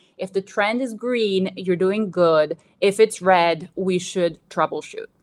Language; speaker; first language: English; non-native, fluent; Bosnian